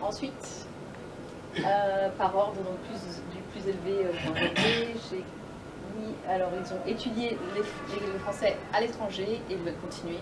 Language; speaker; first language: French; native; French